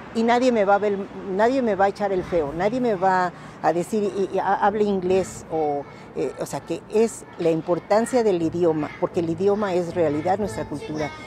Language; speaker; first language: Spanish; native; Spanish